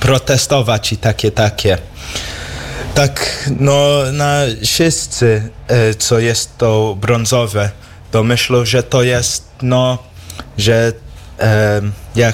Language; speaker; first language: Polish; early bilingual, heritage; English